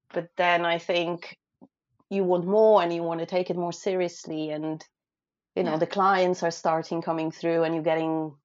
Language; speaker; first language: English; non-native, fluent; Polish